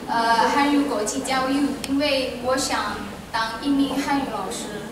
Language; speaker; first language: Chinese; non-native, fluent; Indonesian